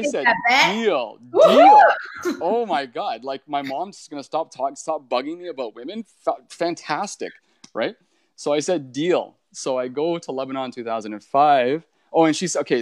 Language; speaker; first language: English; native; English